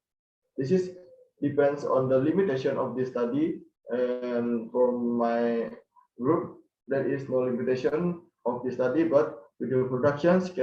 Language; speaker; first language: English; non-native, learner; Indonesian